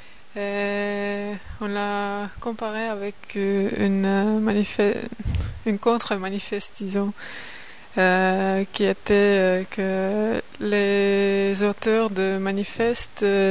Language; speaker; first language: French; non-native, fluent; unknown